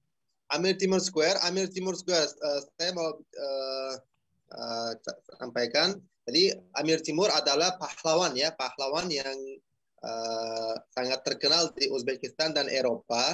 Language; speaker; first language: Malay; non-native, fluent; Uzbek